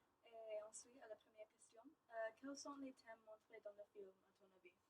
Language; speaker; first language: French; non-native, learner; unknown